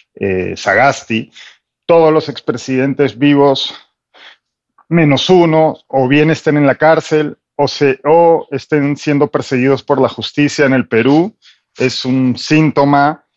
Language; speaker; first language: Spanish; native; Spanish